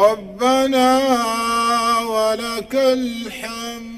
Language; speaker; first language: Arabic; native; Arabic